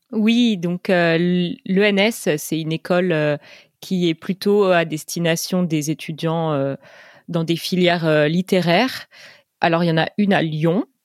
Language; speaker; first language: French; native; French